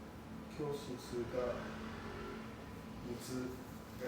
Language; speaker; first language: Japanese; non-native, learner; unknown